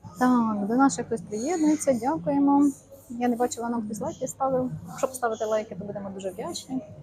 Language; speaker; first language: Ukrainian; non-native, local second language; Russian